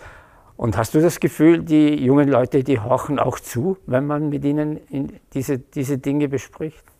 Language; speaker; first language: German; native; German